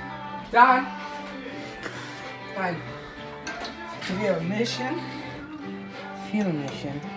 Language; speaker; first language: German; non-native, learner; English